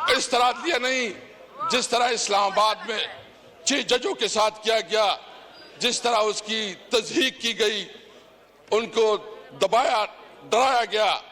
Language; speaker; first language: Urdu; non-native, local second language; Pashto